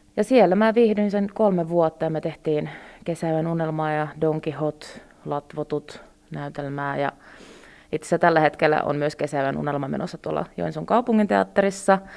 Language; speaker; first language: Finnish; early bilingual, other home language; Russian